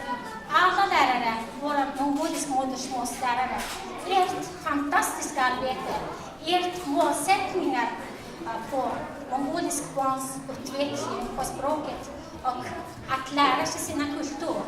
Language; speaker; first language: Swedish; non-native, fluent; Mongolian